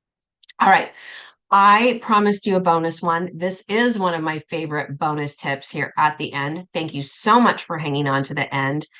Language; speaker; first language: English; native; English